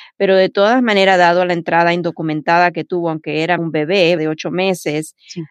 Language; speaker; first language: Spanish; early bilingual, heritage; Spanish